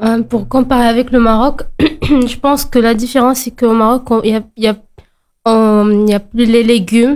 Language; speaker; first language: French; non-native, local second language; Arabic